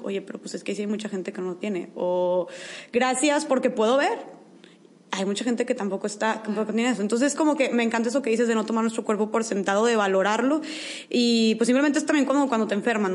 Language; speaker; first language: Spanish; native; Spanish